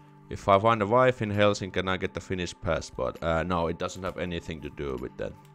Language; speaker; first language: English; non-native, fluent; Finnish